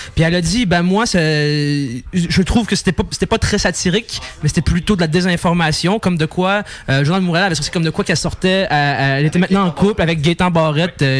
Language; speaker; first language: French; native; French